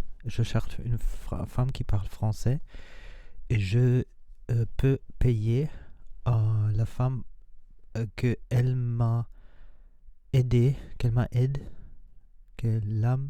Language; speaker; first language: French; non-native, learner; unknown